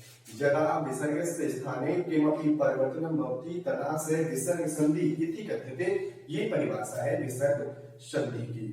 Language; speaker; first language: Hindi; native; Hindi